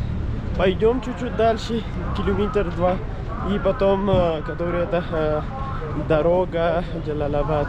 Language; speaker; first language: Russian; non-native, learner; Pashto